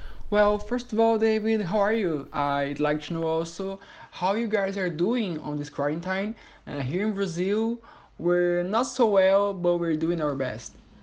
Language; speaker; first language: English; non-native, fluent; Portuguese